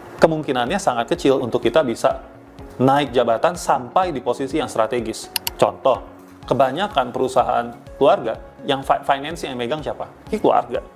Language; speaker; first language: Indonesian; native; Indonesian